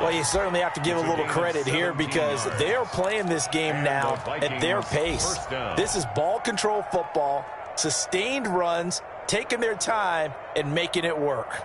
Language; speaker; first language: English; native; English